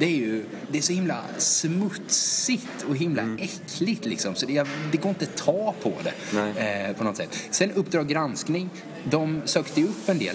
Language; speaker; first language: Swedish; native; Swedish